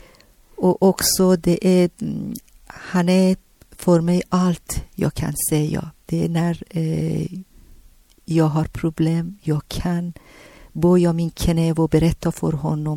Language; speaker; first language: Swedish; non-native, learner; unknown